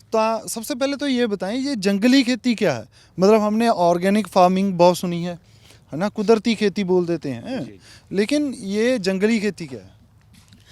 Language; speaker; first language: Hindi; non-native, local second language; Punjabi